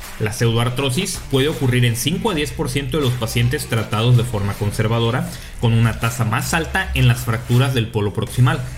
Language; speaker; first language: Spanish; native; Spanish